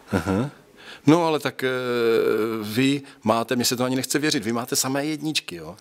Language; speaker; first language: Czech; native; Czech